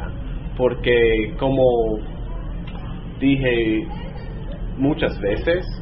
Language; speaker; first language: Spanish; non-native, fluent; English